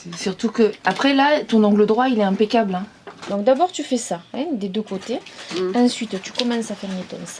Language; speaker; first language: French; native; French